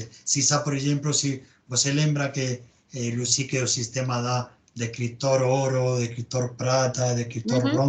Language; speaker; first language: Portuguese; non-native, learner; Spanish